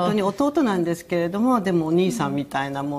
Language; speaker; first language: Japanese; native; Japanese